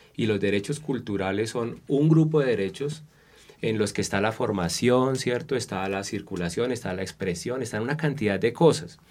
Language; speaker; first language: Spanish; native; Spanish